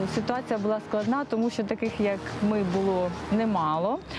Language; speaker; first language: Ukrainian; native; Ukrainian